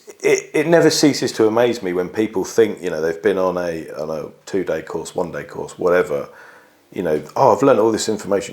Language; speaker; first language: English; native; English